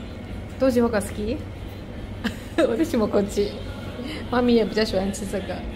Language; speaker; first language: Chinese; non-native, learner; Japanese